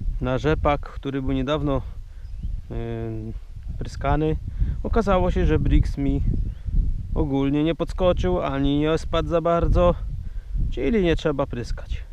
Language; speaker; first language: Polish; native; Polish